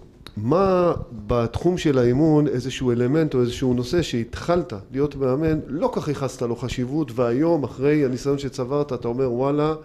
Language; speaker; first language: Hebrew; native; Hebrew